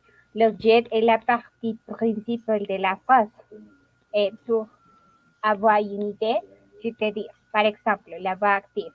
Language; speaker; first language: French; non-native, learner; Spanish